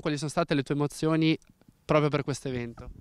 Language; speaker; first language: Italian; native; Italian